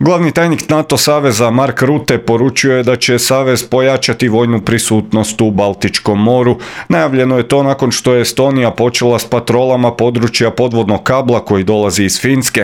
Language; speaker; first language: Croatian; native; Croatian